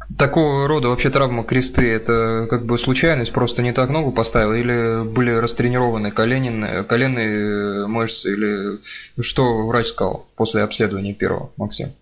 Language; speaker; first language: Russian; native; Russian